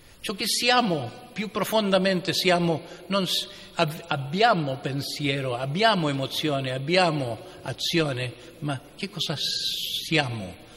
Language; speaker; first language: Italian; non-native, fluent; Spanish